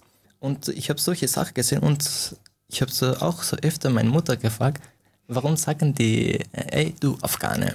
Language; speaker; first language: German; non-native, fluent; Persian